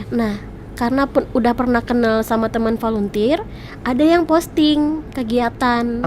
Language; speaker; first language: Indonesian; native; Indonesian